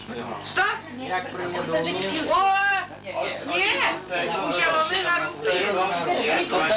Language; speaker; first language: Polish; non-native, local second language; Belarusian